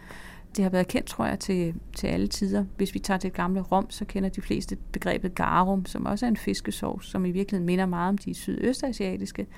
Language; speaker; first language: Danish; native; Danish